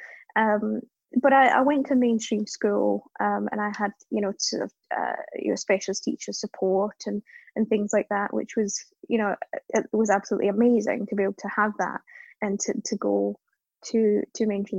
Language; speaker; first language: English; native; English